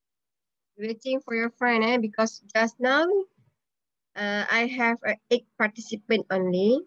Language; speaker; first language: English; non-native, local second language; Malay